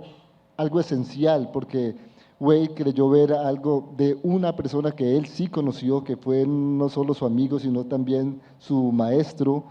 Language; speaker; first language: Spanish; native; Spanish